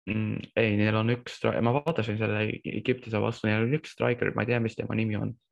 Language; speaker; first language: Estonian; non-native, fluent; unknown